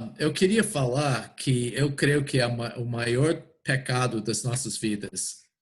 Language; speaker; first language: Portuguese; non-native, fluent; English